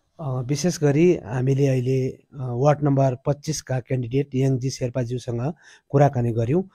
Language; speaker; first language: Nepali; native; Nepali